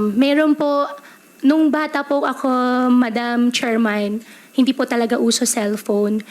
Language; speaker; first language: Filipino; native; Filipino